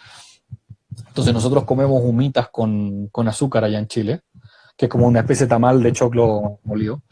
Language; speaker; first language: Spanish; native; Spanish